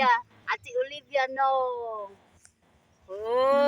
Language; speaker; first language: English; non-native, local second language; Filipino